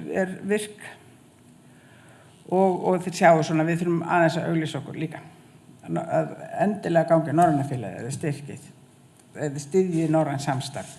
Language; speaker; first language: Icelandic; native; Icelandic